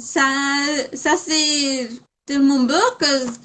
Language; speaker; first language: French; non-native, fluent; Spanish